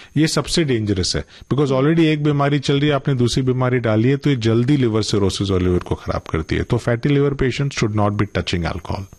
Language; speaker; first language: Hindi; non-native, local second language; Gujarati